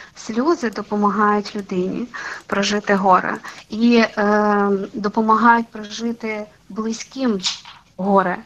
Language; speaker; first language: Ukrainian; non-native, local second language; Russian